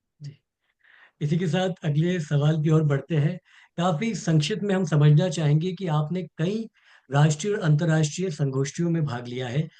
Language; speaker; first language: Hindi; native; Hindi